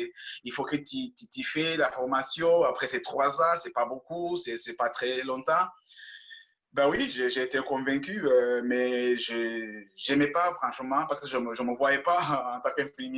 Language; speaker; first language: French; non-native, local second language; Kinyarwanda